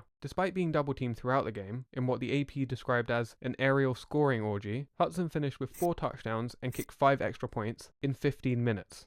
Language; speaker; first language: English; native; English